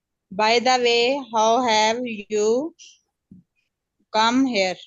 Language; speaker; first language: English; non-native, learner; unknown